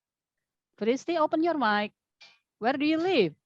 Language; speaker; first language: English; non-native, fluent; Indonesian